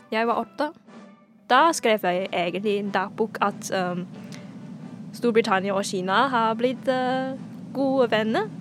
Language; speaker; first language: Norwegian; non-native, fluent; Cantonese